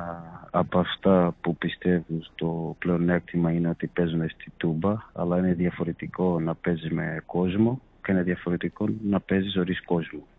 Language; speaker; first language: Greek; non-native, fluent; Portuguese